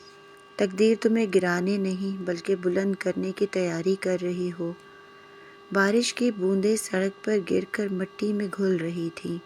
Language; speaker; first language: Urdu; native; Urdu